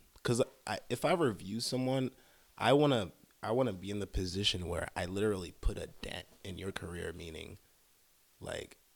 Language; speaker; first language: English; early bilingual, other home language; French